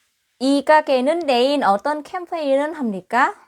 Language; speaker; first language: Korean; non-native, fluent; Vietnamese